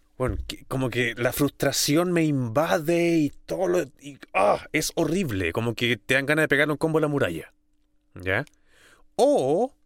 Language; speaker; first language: Spanish; native; Spanish